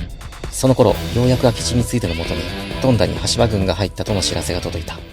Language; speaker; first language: Japanese; native; Japanese